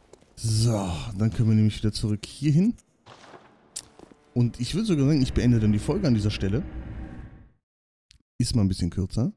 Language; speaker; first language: German; native; German